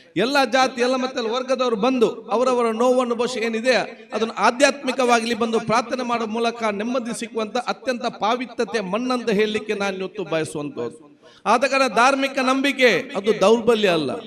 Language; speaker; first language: Kannada; non-native, local second language; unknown